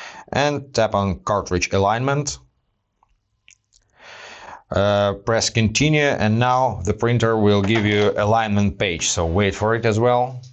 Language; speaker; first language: English; non-native, fluent; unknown